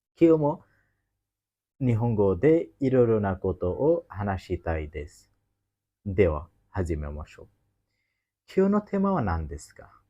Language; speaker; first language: Japanese; non-native, learner; Bangla